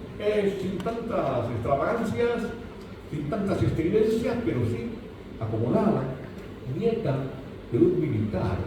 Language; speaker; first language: Spanish; native; Spanish